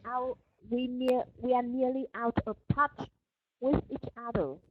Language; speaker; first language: English; non-native, learner; Vietnamese